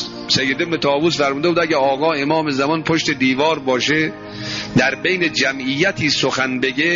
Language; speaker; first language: Persian; native; Persian